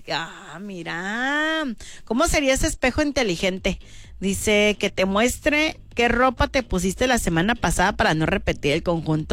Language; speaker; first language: Spanish; native; Spanish